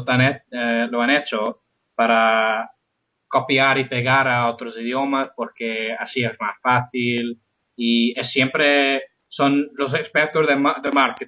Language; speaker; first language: Spanish; non-native, fluent; English